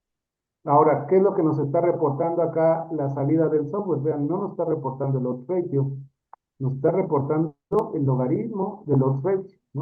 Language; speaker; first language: Spanish; native; Spanish